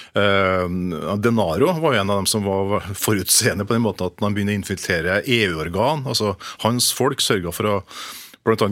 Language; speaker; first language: Norwegian; native; Norwegian